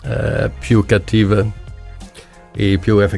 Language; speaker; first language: Italian; non-native, learner; Swedish